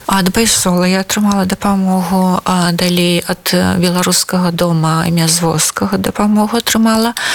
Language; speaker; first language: Belarusian; non-native, local second language; Russian